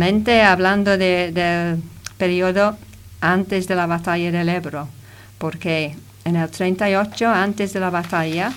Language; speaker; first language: Spanish; non-native, fluent; English